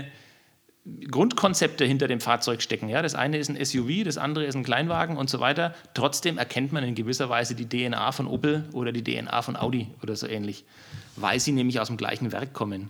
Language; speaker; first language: German; native; German